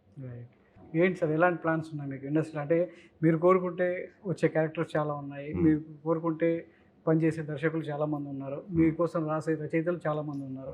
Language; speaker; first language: Telugu; native; Telugu